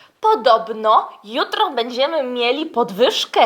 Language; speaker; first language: Polish; early bilingual, heritage; Polish